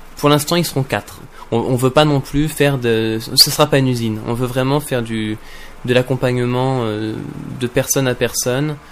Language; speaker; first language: French; native; French